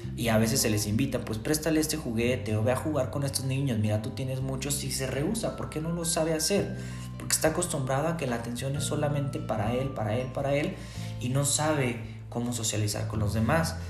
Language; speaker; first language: Spanish; native; Spanish